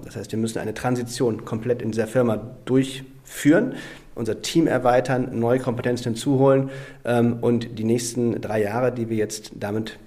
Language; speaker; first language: German; native; German